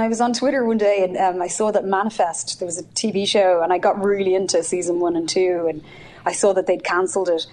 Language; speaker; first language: English; native; English